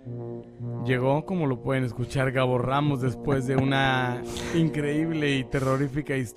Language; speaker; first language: Spanish; native; Spanish